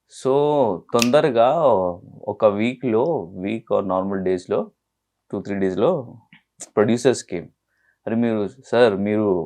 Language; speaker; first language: Telugu; non-native, local second language; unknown